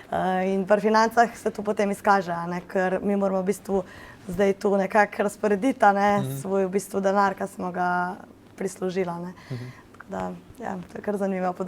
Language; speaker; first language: Slovenian; native; Slovenian